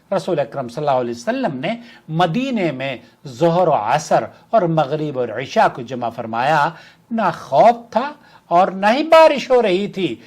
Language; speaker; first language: Urdu; native; Urdu